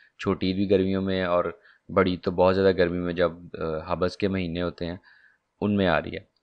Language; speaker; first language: Urdu; non-native, local second language; Punjabi